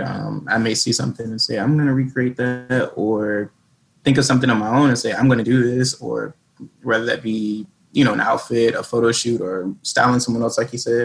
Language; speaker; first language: English; native; English